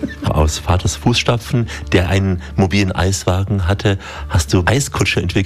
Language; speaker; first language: German; native; German